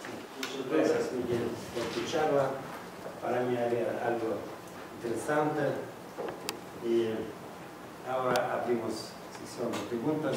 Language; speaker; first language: Spanish; non-native, fluent; Russian